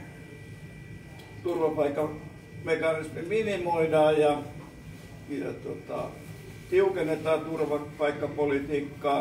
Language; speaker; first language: Finnish; native; Finnish